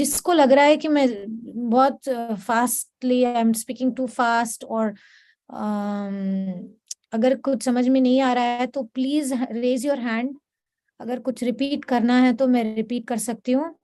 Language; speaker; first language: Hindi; non-native, local second language; Bangla